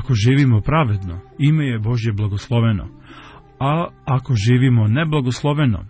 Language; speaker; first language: Serbian; native; Serbian